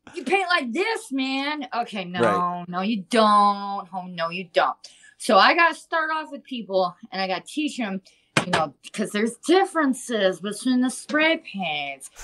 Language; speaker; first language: English; native; English